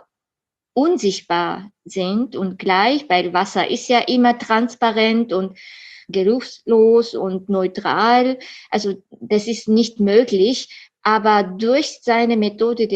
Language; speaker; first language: German; non-native, fluent; Japanese